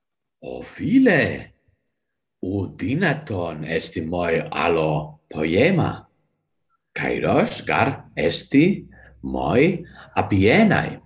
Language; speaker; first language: Greek; non-native, learner; English